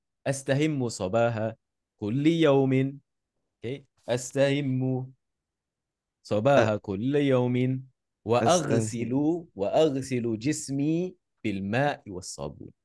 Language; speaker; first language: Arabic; non-native, fluent; Malay